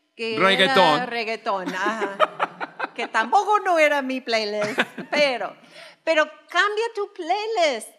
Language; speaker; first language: Spanish; non-native, fluent; English